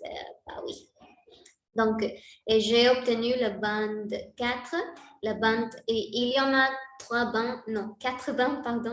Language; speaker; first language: French; non-native, learner; Spanish